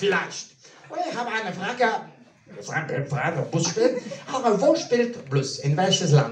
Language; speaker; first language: German; non-native, learner; Polish